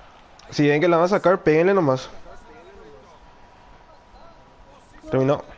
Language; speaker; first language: Spanish; native; Spanish